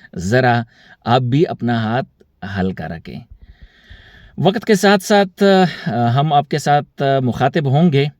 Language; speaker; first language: Urdu; non-native, local second language; Pashto